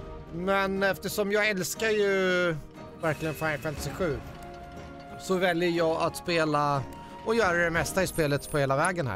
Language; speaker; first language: Swedish; native; Swedish